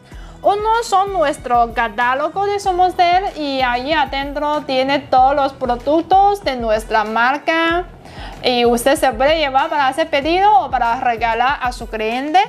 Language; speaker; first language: Spanish; non-native, learner; Chinese